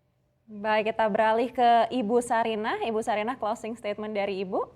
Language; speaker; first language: Indonesian; native; Indonesian